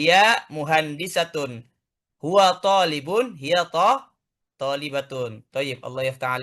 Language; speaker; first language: Arabic; non-native, learner; Indonesian